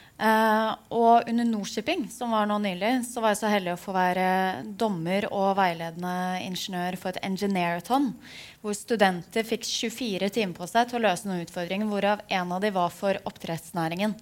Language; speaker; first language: Norwegian; native; Norwegian